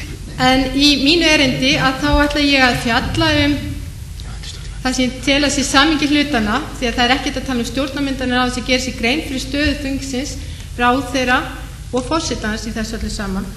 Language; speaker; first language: Icelandic; native; Icelandic